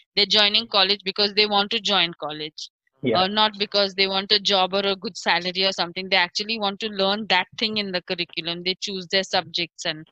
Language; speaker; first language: English; non-native, local second language; Marathi